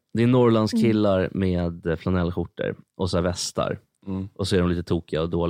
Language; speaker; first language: Swedish; native; Swedish